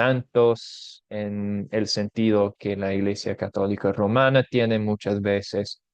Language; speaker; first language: Spanish; non-native, fluent; English